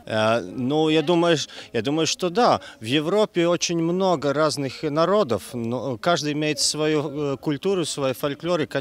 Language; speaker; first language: Russian; non-native, local second language; Latvian